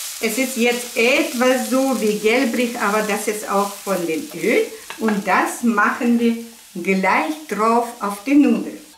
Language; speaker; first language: German; non-native, fluent; Russian